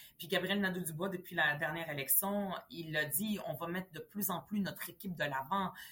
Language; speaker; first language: French; early bilingual, other home language; Arabic